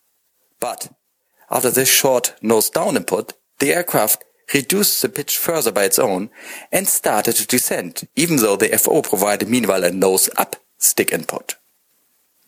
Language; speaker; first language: English; non-native, fluent; German